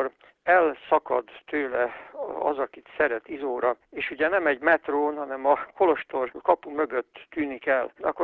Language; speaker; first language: Hungarian; native; Hungarian